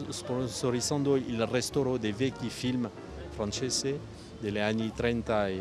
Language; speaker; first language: Italian; non-native, fluent; French